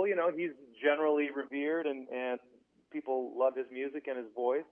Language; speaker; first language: English; native; English